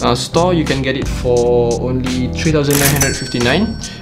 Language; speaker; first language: English; non-native, local second language; Malay